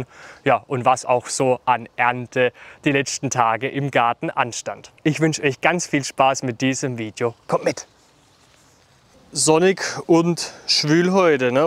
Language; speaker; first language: German; native; German